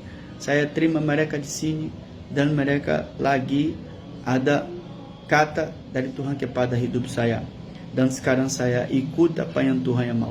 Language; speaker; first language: Indonesian; non-native, learner; Portuguese